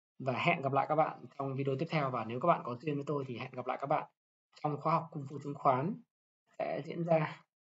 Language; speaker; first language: Vietnamese; native; Vietnamese